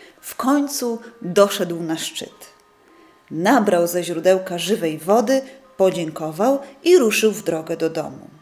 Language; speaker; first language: Polish; native; Polish